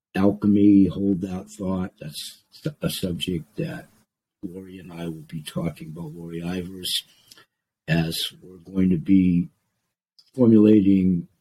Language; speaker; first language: English; native; English